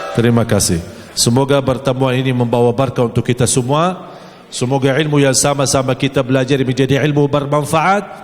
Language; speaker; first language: Malay; non-native, fluent; Arabic